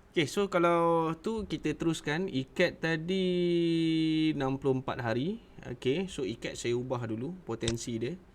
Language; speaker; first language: Malay; native; Malay